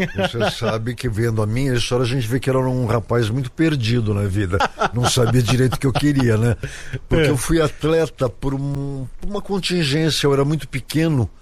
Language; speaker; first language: Portuguese; native; Portuguese